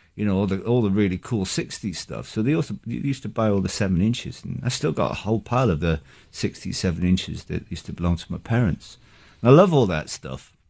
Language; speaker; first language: English; native; English